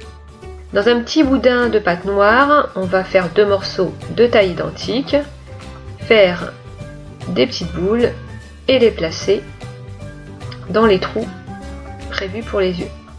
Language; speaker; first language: French; native; French